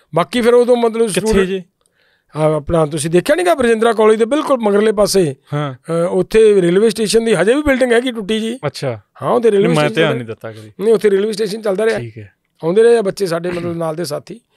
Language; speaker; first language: Punjabi; native; Punjabi